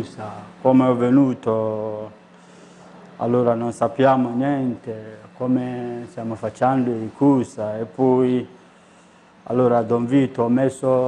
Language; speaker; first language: Italian; non-native, learner; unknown